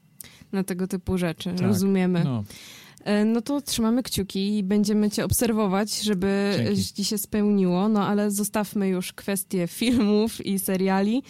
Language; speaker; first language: Polish; native; Polish